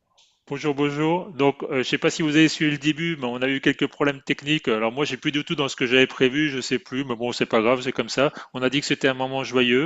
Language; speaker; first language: French; native; French